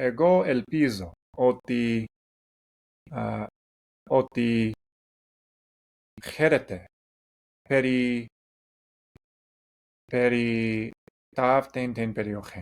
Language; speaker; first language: Greek; non-native, fluent; English